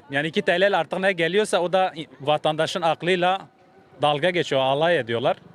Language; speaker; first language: Turkish; native; Turkish